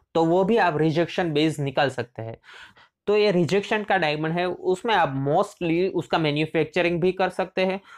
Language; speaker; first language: Hindi; non-native, local second language; Gujarati